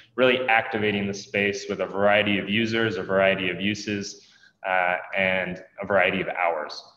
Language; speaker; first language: English; native; English